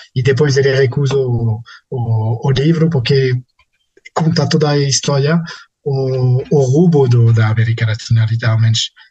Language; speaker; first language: Portuguese; non-native, fluent; French